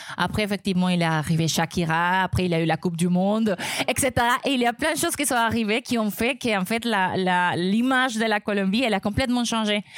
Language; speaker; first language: French; non-native, fluent; Spanish